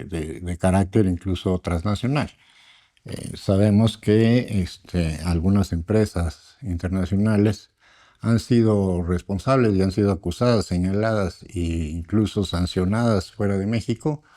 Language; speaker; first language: Spanish; native; Spanish